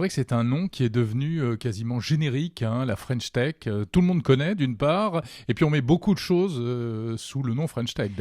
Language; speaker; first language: French; native; French